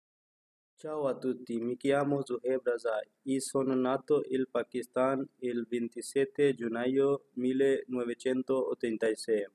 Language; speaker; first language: Italian; non-native, learner; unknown